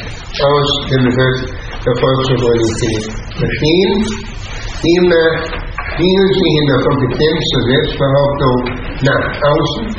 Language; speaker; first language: German; native; German